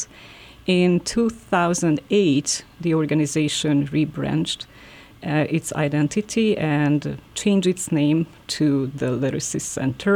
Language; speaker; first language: English; non-native, fluent; Hungarian